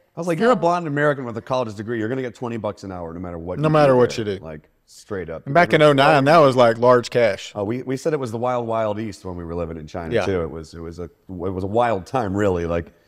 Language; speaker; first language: English; native; English